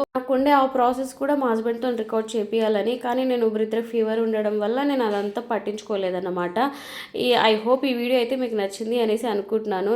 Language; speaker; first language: Telugu; non-native, local second language; Lambadi